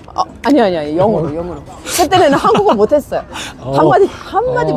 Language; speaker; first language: Korean; non-native, fluent; English